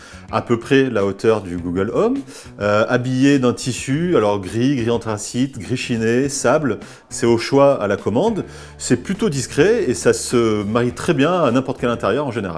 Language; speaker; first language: French; native; French